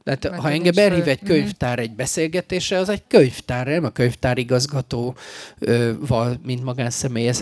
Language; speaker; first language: Hungarian; native; Hungarian